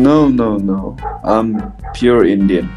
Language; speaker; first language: English; non-native, fluent; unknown